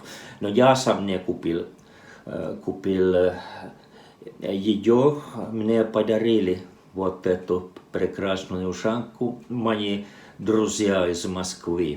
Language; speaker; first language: Russian; non-native, fluent; Finnish